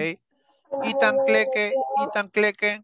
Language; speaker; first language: English; non-native, fluent; Spanish